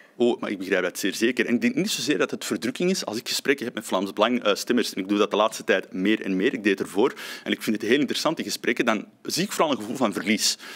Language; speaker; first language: Dutch; early bilingual, other home language; Arabic